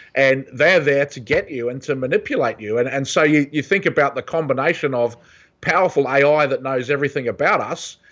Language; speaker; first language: English; native; English